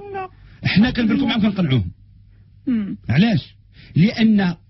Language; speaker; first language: French; non-native, local second language; Arabic